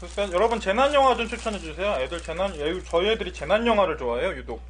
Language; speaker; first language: Korean; native; Korean